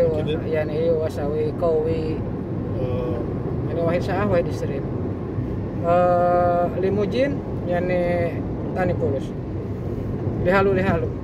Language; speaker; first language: Arabic; non-native, learner; Indonesian